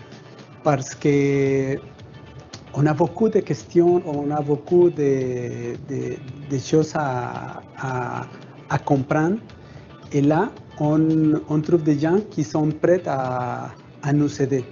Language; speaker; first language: French; non-native, fluent; Spanish